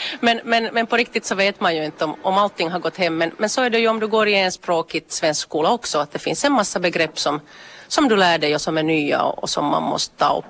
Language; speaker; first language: Swedish; native; Swedish